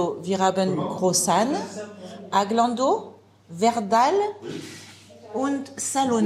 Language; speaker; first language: German; non-native, learner; French